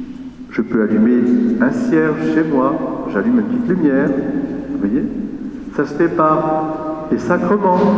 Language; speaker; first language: French; native; French